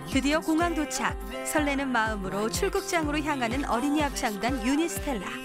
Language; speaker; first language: Korean; native; Korean